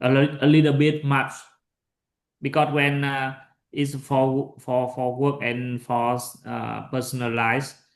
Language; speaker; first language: English; non-native, learner; Vietnamese